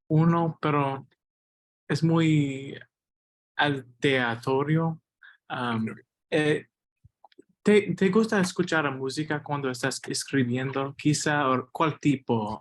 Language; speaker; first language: Spanish; non-native, learner; English